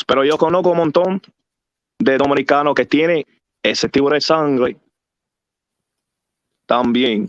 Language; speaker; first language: Spanish; early bilingual, heritage; English